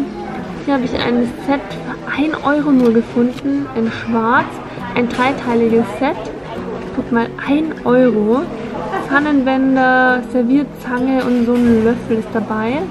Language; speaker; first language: German; native; German